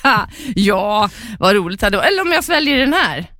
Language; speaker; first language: Swedish; native; Swedish